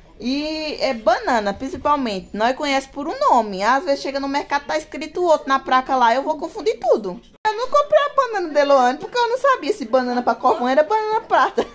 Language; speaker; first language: Portuguese; native; Portuguese